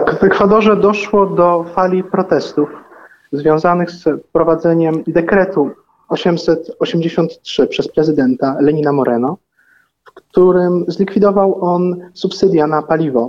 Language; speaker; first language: Polish; native; Polish